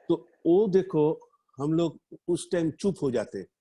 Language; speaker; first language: Hindi; non-native, local second language; Bangla